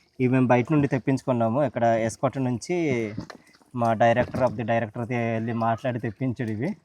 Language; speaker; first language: Telugu; native; Telugu